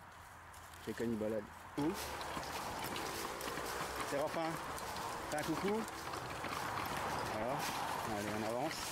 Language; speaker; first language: French; native; French